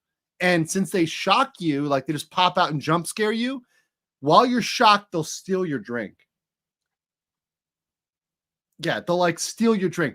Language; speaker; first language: English; native; English